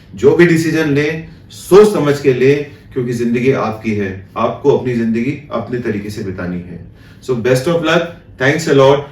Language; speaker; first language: Hindi; native; Hindi